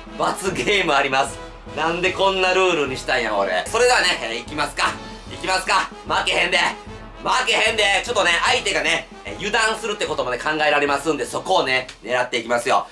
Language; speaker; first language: Japanese; native; Japanese